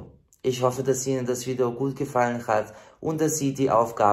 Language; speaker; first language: German; non-native, fluent; Serbian